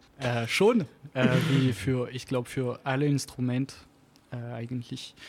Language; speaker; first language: German; non-native, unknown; French